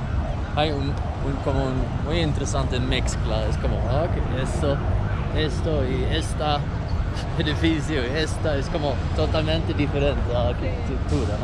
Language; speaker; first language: Spanish; non-native, learner; Swedish